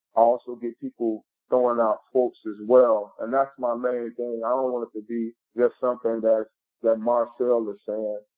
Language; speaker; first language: English; native; English